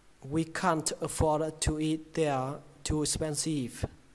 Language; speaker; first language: English; non-native, fluent; Vietnamese